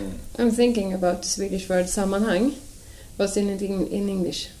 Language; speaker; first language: English; non-native, fluent; Swedish